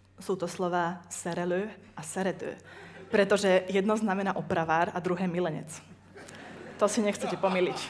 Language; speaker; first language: Slovak; native; Slovak